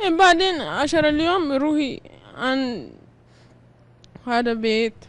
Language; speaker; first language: Arabic; non-native, learner; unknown